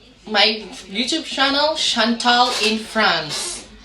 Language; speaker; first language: English; non-native, local second language; Filipino